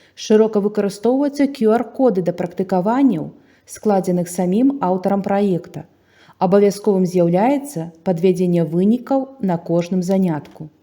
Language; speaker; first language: Belarusian; native; Belarusian